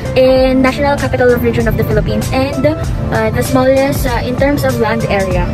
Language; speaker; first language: English; non-native, local second language; Filipino